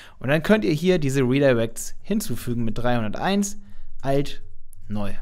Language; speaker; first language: German; native; German